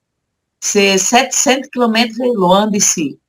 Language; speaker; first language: French; non-native, learner; Portuguese